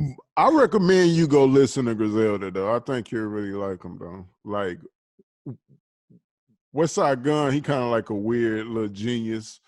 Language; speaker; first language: English; native; English